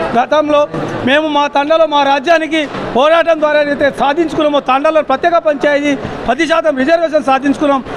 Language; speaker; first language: Telugu; non-native, local second language; Lambadi